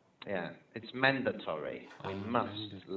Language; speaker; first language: English; non-native, fluent; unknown